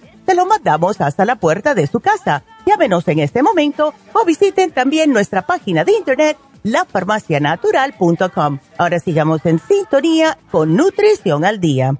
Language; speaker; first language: Spanish; native; Spanish